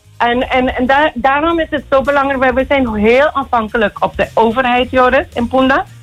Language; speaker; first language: Dutch; non-native, local second language; Papiamento